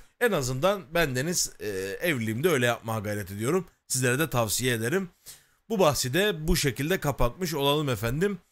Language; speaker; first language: Turkish; native; Turkish